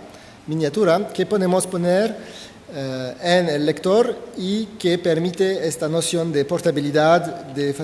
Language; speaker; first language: Spanish; non-native, fluent; French